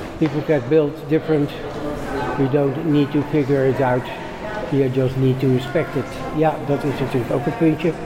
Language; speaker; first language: Dutch; native; Dutch